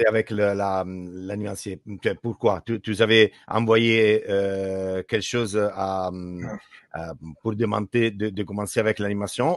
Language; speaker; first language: French; non-native, learner; Italian